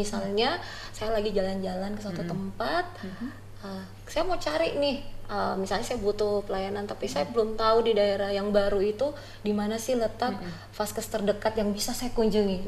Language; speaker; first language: Indonesian; native; Indonesian